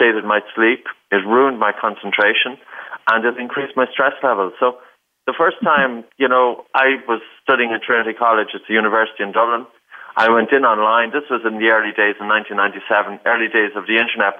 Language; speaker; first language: English; native; English